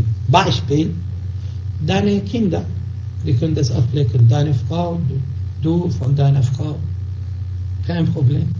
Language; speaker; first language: German; non-native, fluent; Arabic